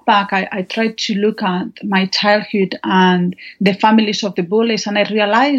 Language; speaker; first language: English; non-native, fluent; Spanish